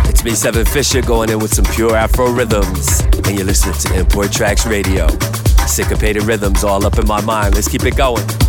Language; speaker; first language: English; native; English